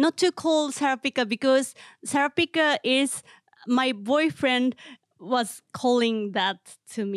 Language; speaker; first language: English; non-native, learner; Japanese